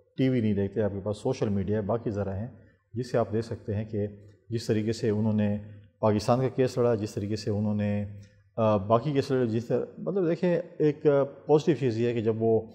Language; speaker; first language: Urdu; non-native, local second language; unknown